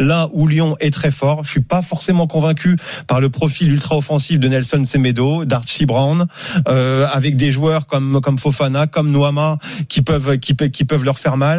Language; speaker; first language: French; native; French